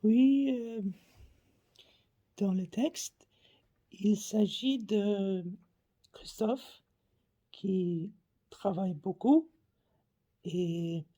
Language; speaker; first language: French; non-native, learner; Faroese